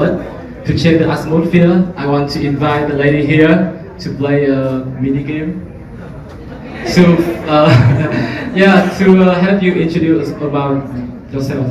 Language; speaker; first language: English; non-native, fluent; Vietnamese